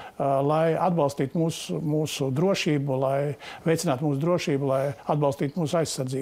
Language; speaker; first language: Latvian; native; Latvian